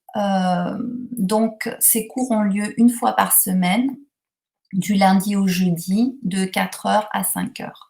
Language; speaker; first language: French; native; French